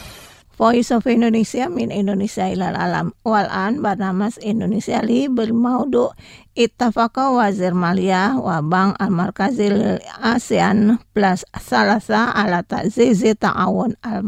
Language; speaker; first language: Arabic; non-native, learner; Indonesian